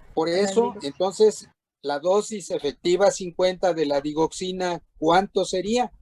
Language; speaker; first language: Spanish; native; Spanish